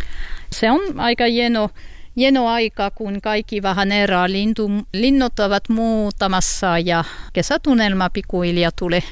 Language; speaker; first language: Finnish; non-native, learner; French